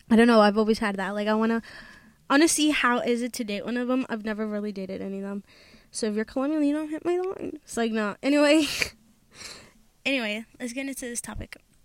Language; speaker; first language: English; early bilingual, other home language; Spanish